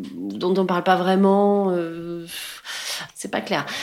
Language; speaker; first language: French; native; French